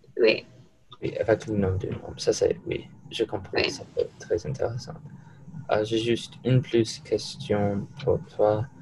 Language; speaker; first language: French; non-native, learner; English